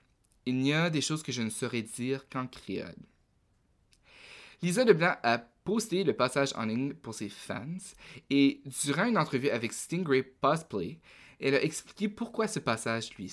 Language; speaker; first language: French; native; French